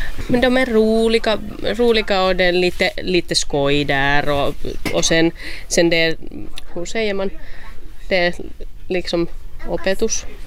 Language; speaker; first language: Swedish; non-native, local second language; Finnish